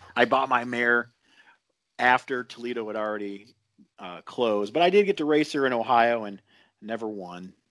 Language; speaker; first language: English; native; English